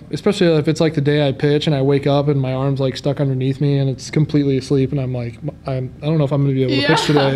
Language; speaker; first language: English; native; English